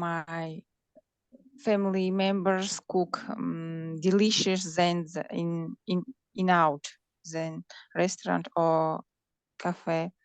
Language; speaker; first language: English; non-native, learner; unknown